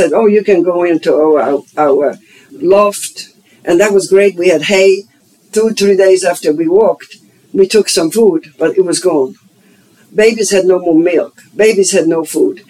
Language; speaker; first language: English; non-native, fluent; German